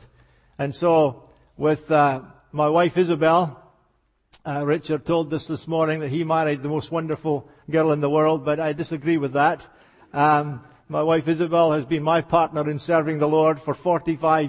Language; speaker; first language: English; native; English